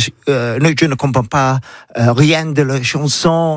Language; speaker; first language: French; non-native, learner; English